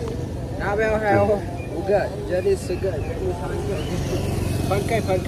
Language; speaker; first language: Chinese; non-native, learner; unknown